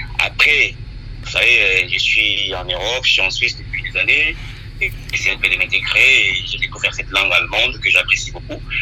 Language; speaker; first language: French; non-native, local second language; Lingala